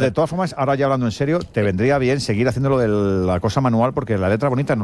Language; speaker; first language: Spanish; native; Spanish